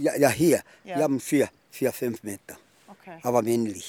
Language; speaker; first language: German; non-native, local second language; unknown